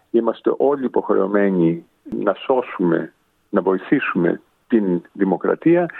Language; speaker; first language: Greek; early bilingual, heritage; Greek